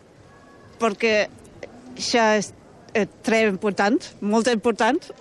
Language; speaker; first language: Catalan; non-native, learner; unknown